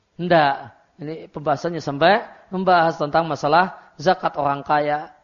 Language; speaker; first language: Indonesian; non-native, local second language; Javanese